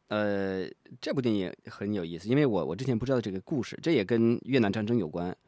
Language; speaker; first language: Chinese; native; Chinese